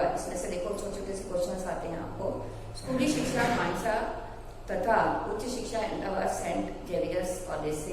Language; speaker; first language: Hindi; non-native, local second language; Gujarati